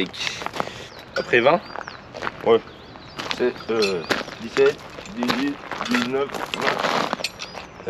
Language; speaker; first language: French; native; French